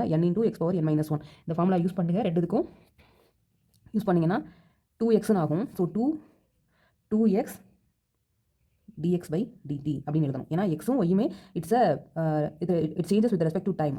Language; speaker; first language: Tamil; native; Tamil